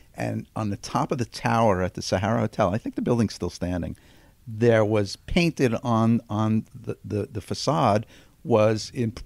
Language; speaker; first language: English; native; English